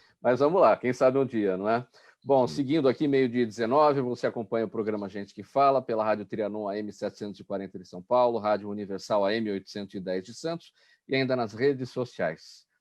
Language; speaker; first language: Portuguese; native; Portuguese